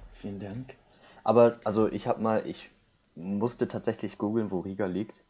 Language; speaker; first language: German; early bilingual, other home language; Korean